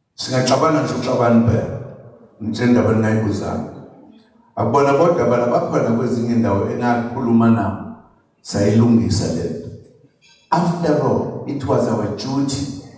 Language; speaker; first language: Zulu; native; Zulu